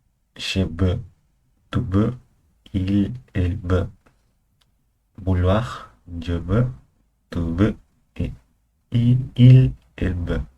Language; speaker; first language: French; non-native, learner; Spanish